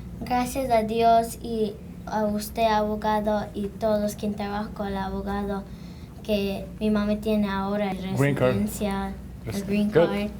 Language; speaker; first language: Spanish; early bilingual, heritage; English